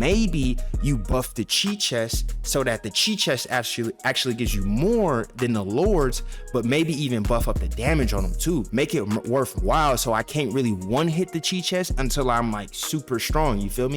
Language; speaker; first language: English; native; English